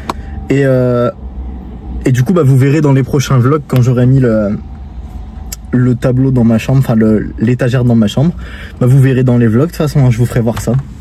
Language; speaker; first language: French; native; French